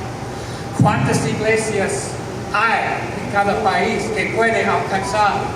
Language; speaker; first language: Spanish; non-native, fluent; English